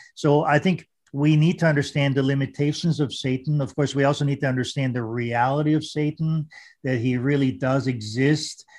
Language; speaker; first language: English; non-native, fluent; German